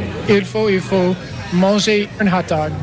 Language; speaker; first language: French; non-native, learner; English